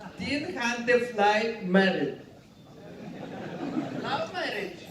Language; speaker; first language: Hindi; non-native, learner; Ukrainian